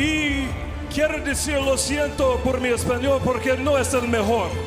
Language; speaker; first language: Spanish; non-native, learner; English